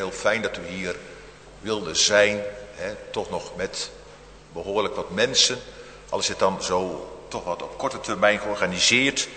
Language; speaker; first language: Dutch; native; Dutch